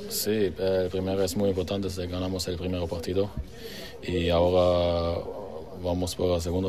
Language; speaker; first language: Spanish; non-native, learner; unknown